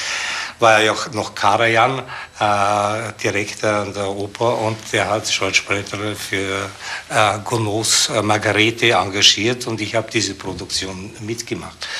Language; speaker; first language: German; native; German